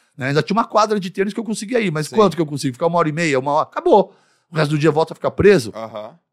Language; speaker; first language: Portuguese; early bilingual, other home language; Arabic